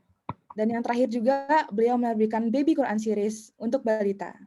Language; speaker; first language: Indonesian; native; Indonesian